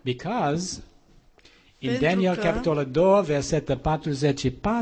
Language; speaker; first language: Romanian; non-native, learner; English